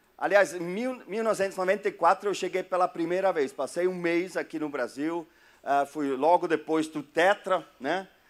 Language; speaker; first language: Portuguese; non-native, fluent; German